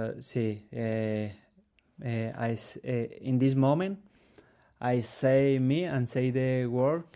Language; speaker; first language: English; non-native, learner; Spanish